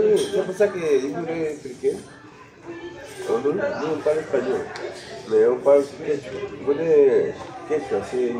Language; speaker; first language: French; non-native, learner; Spanish